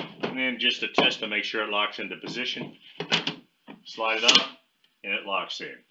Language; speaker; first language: English; native; English